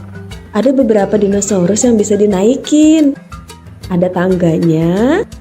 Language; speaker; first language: Indonesian; native; Indonesian